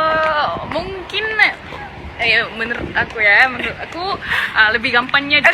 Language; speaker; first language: Indonesian; non-native, learner; Japanese